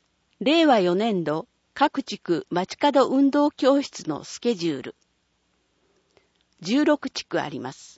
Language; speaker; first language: Japanese; native; Japanese